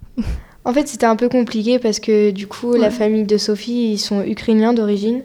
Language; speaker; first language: French; native; French